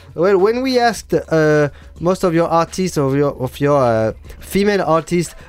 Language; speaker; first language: English; non-native, fluent; French